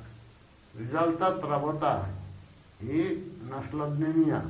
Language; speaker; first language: Russian; non-native, learner; Bangla